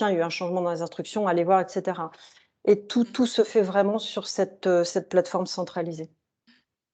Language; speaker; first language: French; native; French